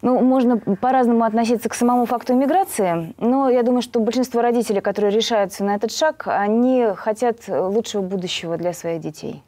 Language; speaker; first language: Russian; native; Russian